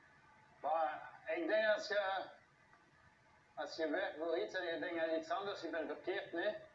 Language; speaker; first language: Dutch; non-native, local second language; French